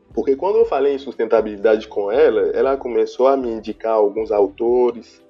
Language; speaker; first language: Portuguese; non-native, fluent; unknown